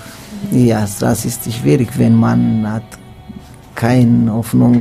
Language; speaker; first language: German; non-native, learner; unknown